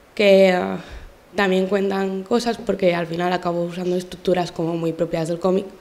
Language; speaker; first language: Spanish; native; Spanish